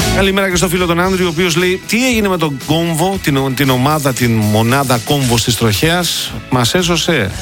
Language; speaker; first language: Greek; native; Greek